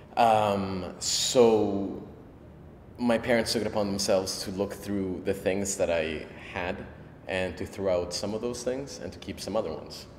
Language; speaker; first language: English; early bilingual, other home language; Spanish